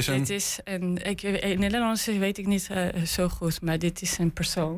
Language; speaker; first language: Dutch; non-native, learner; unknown